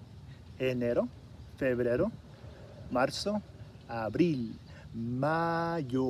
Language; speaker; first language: Spanish; early bilingual, heritage; Spanish